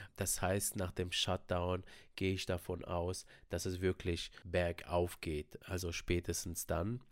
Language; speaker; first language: German; early bilingual, other home language; Romanian